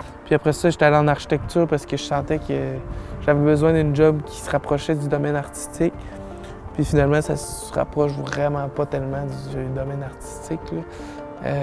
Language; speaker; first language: French; native; French